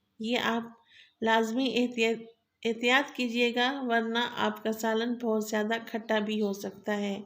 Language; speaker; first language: Urdu; non-native, local second language; Saraiki